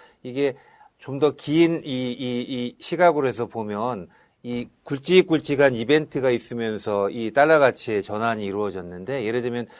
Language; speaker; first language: Korean; native; Korean